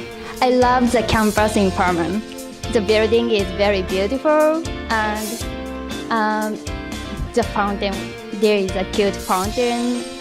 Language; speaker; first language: English; non-native, fluent; Japanese